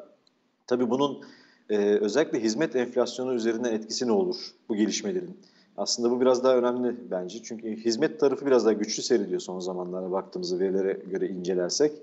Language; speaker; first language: Turkish; native; Turkish